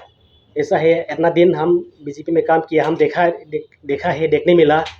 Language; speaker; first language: Hindi; non-native, local second language; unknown